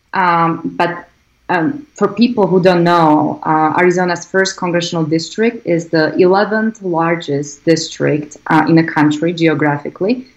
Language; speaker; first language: English; non-native, fluent; Slovak